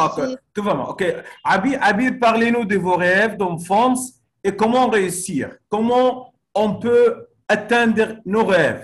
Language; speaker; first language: French; non-native, fluent; Arabic